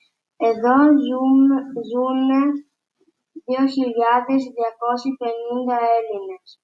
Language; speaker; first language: Greek; early bilingual, heritage; Greek